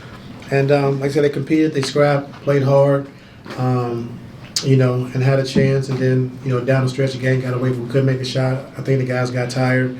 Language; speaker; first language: English; native; English